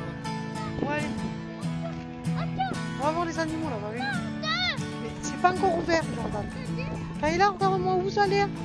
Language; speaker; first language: French; native; French